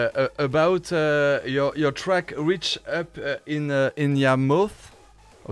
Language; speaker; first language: English; non-native, learner; French